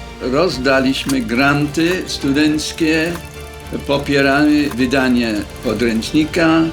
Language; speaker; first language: Polish; non-native, fluent; English